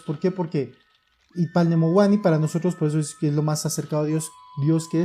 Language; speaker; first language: Spanish; native; Spanish